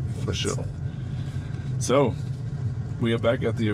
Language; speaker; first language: English; non-native, fluent; German